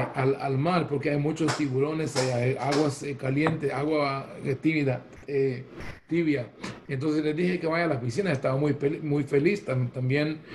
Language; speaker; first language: Spanish; non-native, fluent; Hebrew